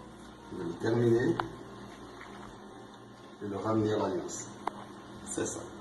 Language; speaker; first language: French; non-native, learner; Portuguese